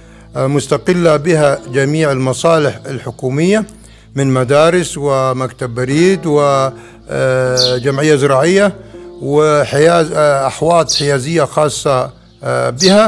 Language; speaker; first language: Arabic; native; Arabic